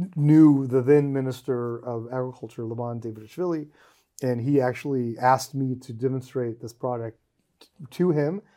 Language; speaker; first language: English; native; English